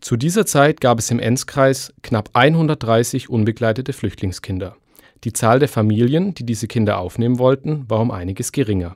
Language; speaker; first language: German; native; German